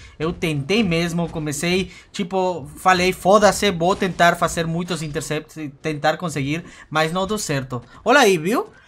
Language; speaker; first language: Portuguese; non-native, fluent; Spanish